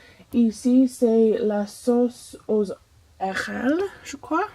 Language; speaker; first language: French; non-native, fluent; English